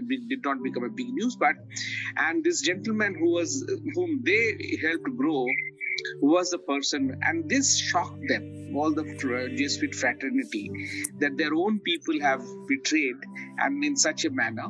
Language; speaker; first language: English; non-native, local second language; Bangla